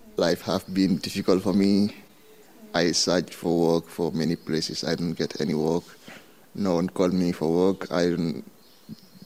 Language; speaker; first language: English; non-native, fluent; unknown